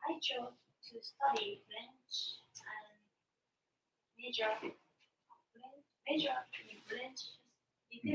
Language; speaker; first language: English; non-native, learner; Japanese